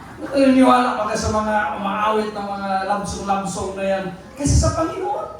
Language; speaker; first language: Filipino; non-native, local second language; Cebuano